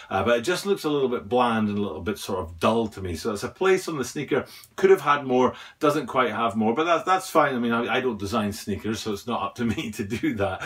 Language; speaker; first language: English; native; English